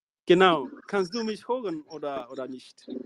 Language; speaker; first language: German; non-native, learner; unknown